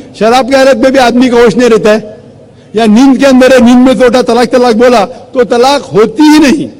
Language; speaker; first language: Urdu; non-native, local second language; Konkani